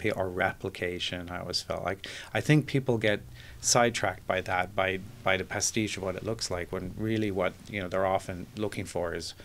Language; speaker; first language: English; native; English